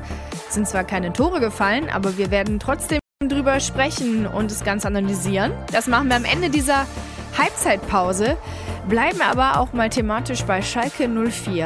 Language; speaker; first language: German; native; German